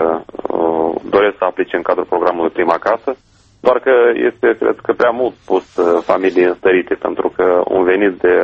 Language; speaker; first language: Romanian; native; Romanian